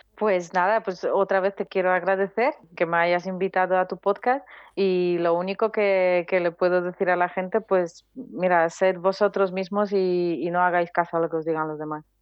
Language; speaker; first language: Spanish; non-native, fluent; Polish